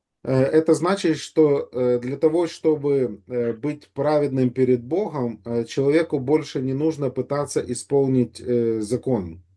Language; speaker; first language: Russian; native; Russian